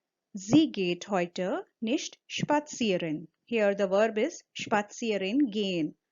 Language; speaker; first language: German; non-native, fluent; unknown